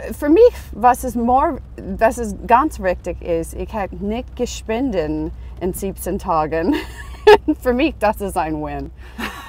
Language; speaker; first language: German; non-native, learner; English